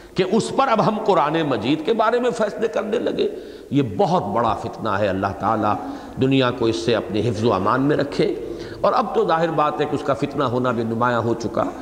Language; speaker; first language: Urdu; native; Urdu